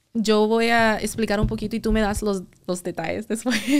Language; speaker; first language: Spanish; early bilingual, heritage; Spanish